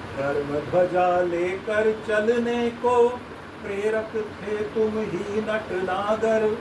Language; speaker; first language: Hindi; native; Hindi